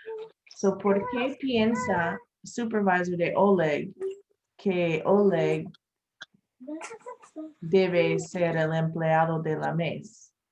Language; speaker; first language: Spanish; non-native, learner; English